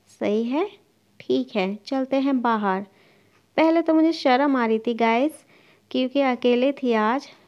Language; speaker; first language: Hindi; native; Hindi